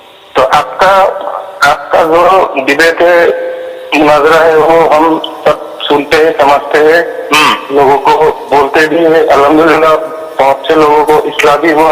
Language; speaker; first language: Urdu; non-native, local second language; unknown